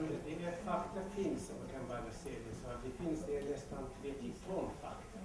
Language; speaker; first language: Swedish; non-native, local second language; Kurdish